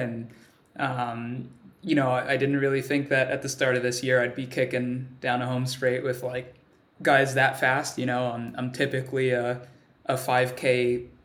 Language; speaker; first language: English; early bilingual, other home language; Swahili